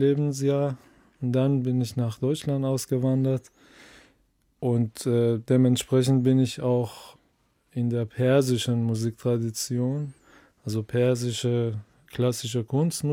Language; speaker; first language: German; non-native, fluent; Persian